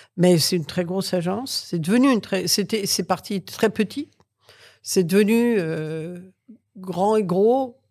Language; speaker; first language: French; early bilingual, other home language; Catalan